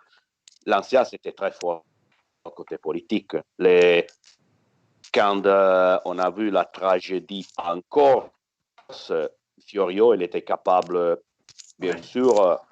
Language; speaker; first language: French; non-native, fluent; Italian